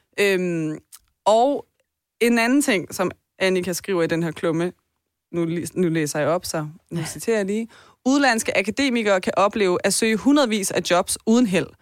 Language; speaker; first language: Danish; early bilingual, other home language; Persian